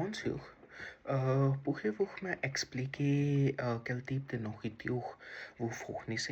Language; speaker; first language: French; non-native, learner; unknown